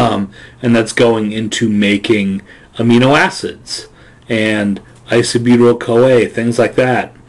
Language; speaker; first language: English; native; English